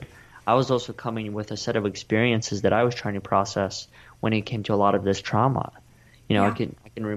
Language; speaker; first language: English; early bilingual, other home language; Russian